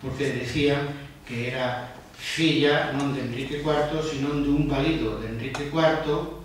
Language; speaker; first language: Spanish; non-native, local second language; Galician